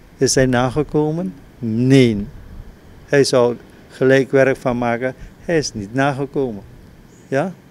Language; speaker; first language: Dutch; native; Dutch